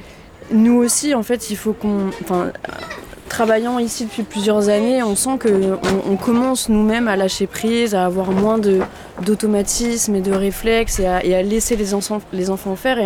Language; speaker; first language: French; native; French